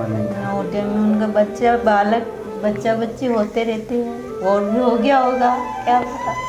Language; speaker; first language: Hindi; early bilingual, other home language; Nepali